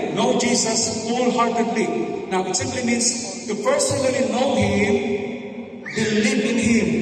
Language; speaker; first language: English; non-native, local second language; Filipino